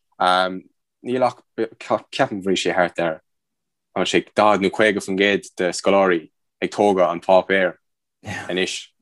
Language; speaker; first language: Irish; native; Irish